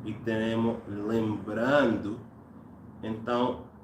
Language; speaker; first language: Portuguese; non-native, learner; English